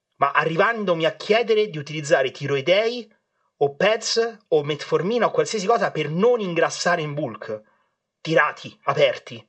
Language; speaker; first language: Italian; native; Italian